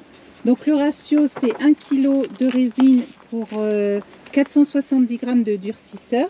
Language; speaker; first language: French; native; French